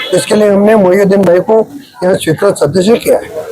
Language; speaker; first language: Hindi; non-native, local second language; Marathi